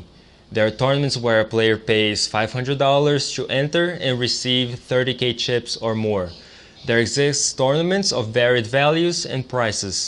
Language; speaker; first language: English; non-native, fluent; Portuguese